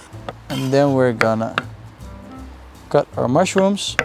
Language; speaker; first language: English; non-native, fluent; Dutch